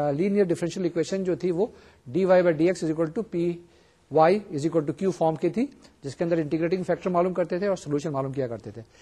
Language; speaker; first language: Urdu; native; Urdu